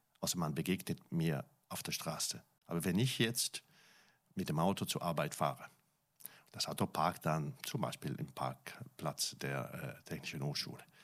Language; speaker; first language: German; non-native, fluent; Italian